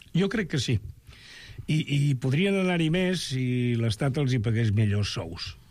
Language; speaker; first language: Catalan; non-native, local second language; Spanish